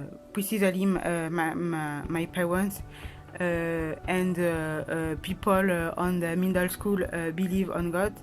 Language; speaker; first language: English; non-native, learner; French